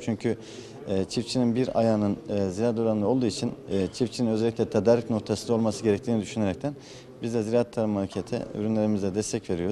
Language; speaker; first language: Turkish; native; Turkish